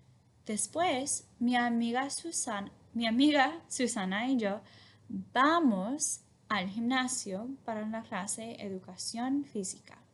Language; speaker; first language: Spanish; non-native, fluent; English